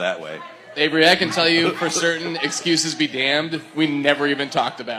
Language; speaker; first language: English; native; English